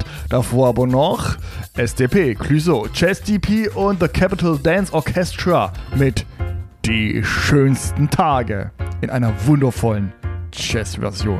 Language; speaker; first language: German; native; German